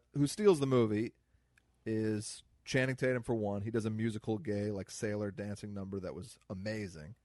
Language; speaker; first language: English; native; English